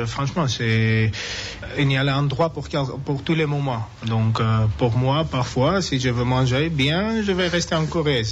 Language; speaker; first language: French; non-native, learner; English